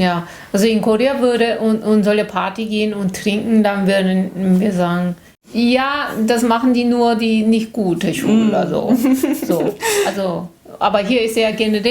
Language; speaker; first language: German; non-native, learner; Korean